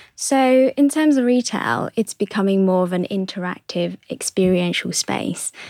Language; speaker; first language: English; native; English